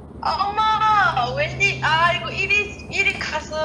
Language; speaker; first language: Korean; non-native, fluent; Chinese